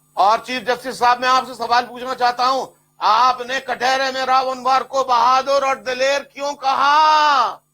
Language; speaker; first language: Urdu; native; Urdu